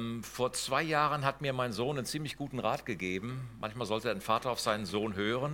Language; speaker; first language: German; native; German